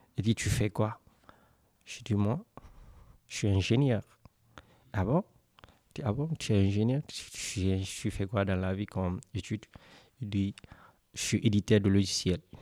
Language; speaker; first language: French; non-native, local second language; Mandingo